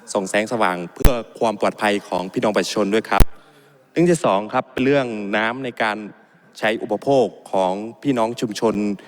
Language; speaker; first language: Thai; native; Thai